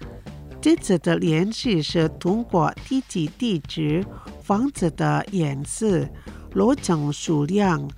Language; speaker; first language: Chinese; early bilingual, heritage; Chinese